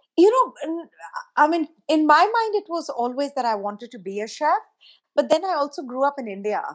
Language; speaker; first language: English; non-native, local second language; Hindi